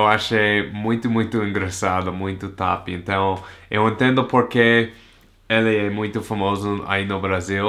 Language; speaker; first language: Portuguese; non-native, learner; English